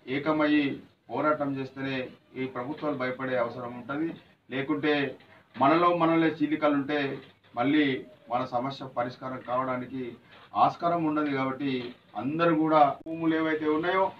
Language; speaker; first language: Telugu; non-native, local second language; Gondi